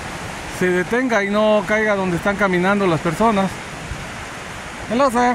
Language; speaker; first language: Spanish; native; Spanish